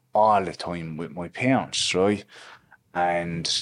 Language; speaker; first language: English; native; English